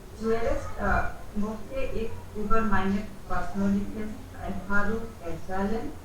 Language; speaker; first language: German; non-native, learner; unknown